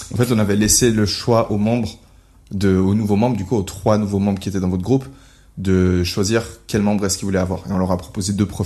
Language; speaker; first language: French; native; French